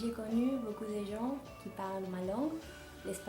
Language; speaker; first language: French; non-native, fluent; Spanish